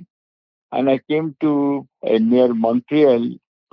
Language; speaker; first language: English; non-native, local second language; Hindi